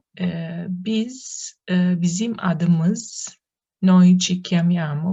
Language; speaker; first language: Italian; non-native, fluent; Turkish